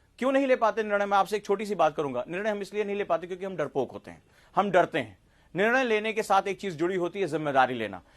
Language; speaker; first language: Hindi; native; Hindi